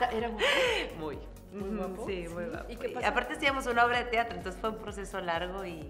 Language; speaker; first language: Spanish; native; Spanish